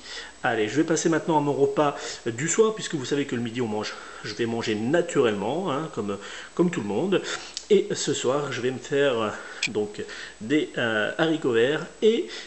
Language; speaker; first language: French; native; French